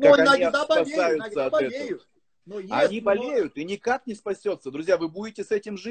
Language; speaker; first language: Russian; native; Russian